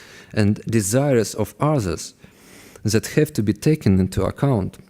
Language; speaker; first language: English; non-native, fluent; Russian